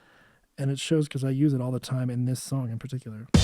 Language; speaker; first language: English; native; English